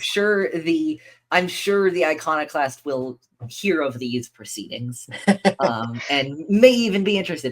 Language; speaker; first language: English; native; English